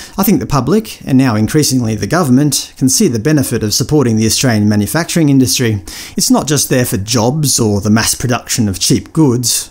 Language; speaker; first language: English; native; English